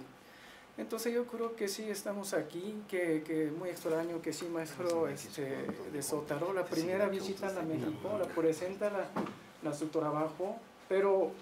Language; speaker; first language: Spanish; non-native, learner; Japanese